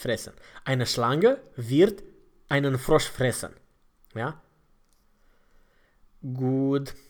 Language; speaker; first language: German; non-native, fluent; Romanian